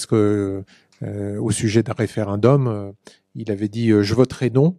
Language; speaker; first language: French; native; French